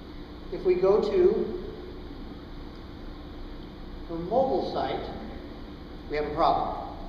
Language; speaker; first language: English; native; English